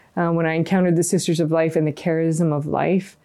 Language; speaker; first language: English; native; English